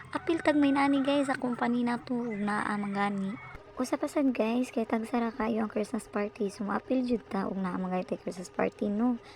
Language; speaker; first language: Cebuano; native; Cebuano